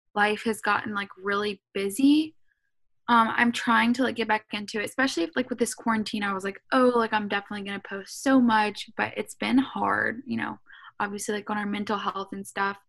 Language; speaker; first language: English; native; English